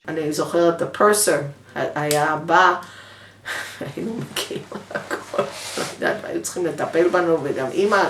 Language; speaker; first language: Hebrew; early bilingual, other home language; English